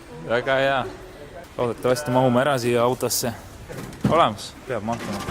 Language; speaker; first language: Estonian; native; Estonian